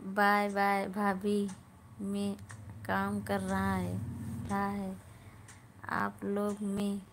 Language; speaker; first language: Hindi; native; Hindi